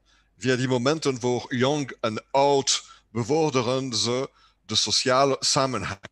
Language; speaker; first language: Dutch; non-native, learner; French